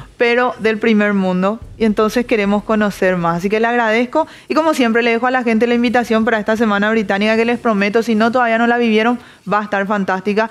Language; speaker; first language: Spanish; native; Spanish